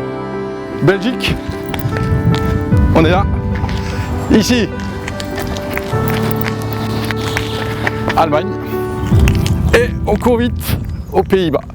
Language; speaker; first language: French; native; French